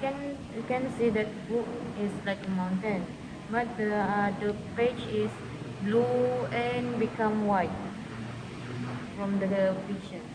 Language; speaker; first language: English; non-native, learner; Malay